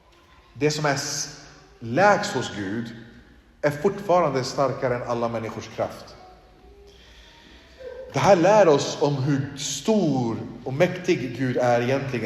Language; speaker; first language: Swedish; early bilingual, other home language; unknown